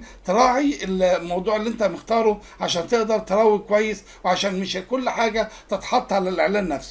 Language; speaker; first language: Arabic; native; Arabic